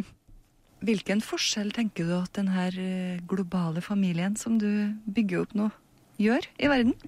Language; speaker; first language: Norwegian; native; Norwegian